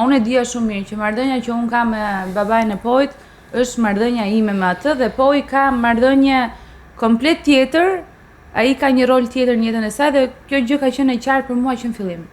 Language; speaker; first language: Albanian; native; Albanian